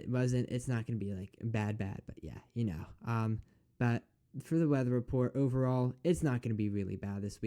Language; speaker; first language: English; native; English